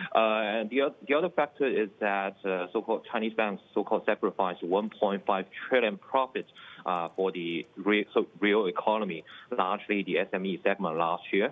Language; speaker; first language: English; non-native, fluent; Chinese